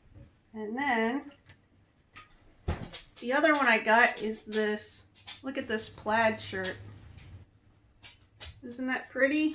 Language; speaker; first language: English; native; English